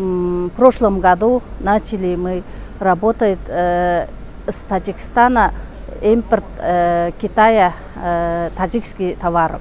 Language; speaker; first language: Russian; non-native, learner; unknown